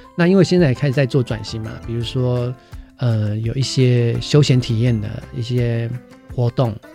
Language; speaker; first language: Chinese; native; Chinese